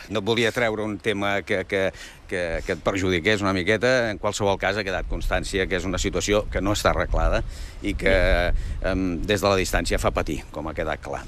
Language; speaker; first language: Catalan; native; Catalan